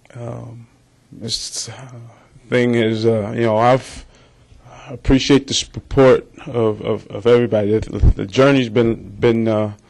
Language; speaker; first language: English; native; English